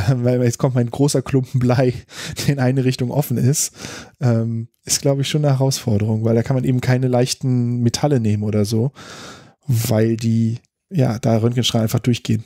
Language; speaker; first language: German; native; German